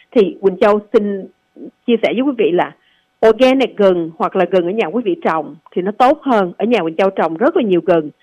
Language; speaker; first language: Vietnamese; native; Vietnamese